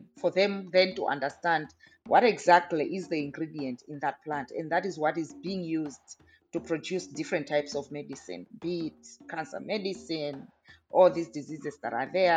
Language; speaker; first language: English; non-native, local second language; Nyanja